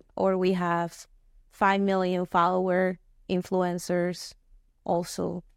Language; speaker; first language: English; non-native, fluent; Spanish